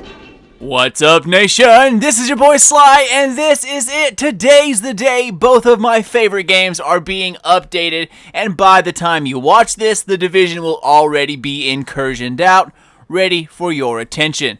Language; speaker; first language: English; native; English